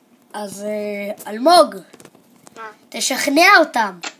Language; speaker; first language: Hebrew; native; Hebrew